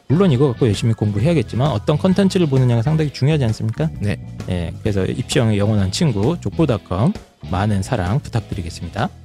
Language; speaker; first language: Korean; native; Korean